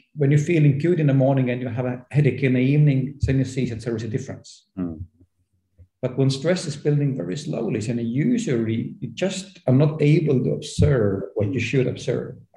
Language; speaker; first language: English; non-native, fluent; Estonian